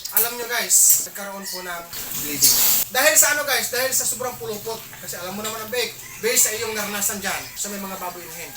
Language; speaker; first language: Filipino; non-native, local second language; Cebuano